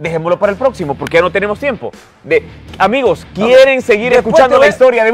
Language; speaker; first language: Spanish; native; Spanish